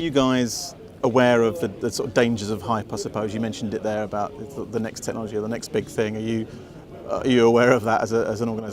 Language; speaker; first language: English; native; English